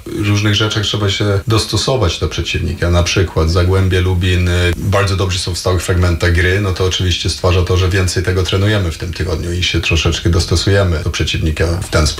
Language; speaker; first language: Polish; non-native, fluent; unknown